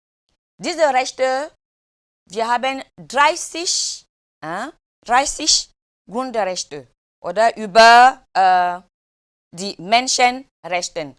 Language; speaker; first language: German; non-native, learner; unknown